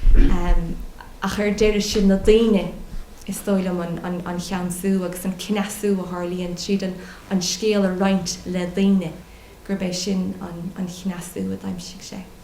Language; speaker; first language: Irish; non-native, local second language; English